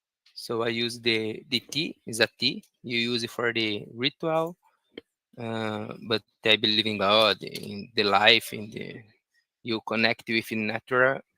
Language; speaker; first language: English; non-native, learner; Portuguese